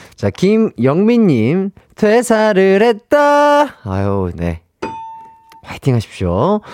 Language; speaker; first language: Korean; native; Korean